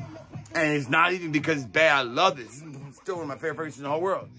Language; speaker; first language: English; native; English